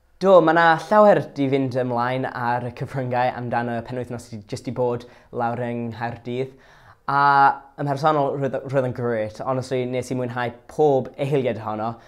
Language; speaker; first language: Welsh; non-native, local second language; English